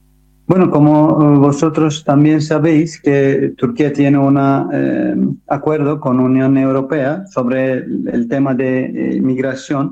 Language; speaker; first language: Spanish; non-native, fluent; Turkish